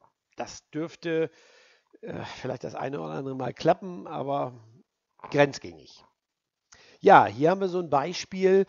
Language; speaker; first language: German; native; German